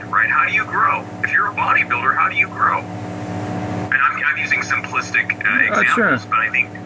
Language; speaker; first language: English; native; English